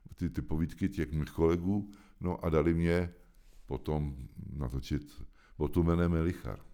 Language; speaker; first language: Czech; native; Czech